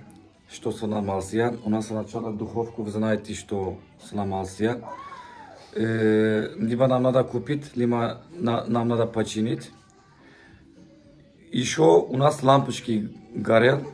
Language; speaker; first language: Russian; non-native, learner; Turkish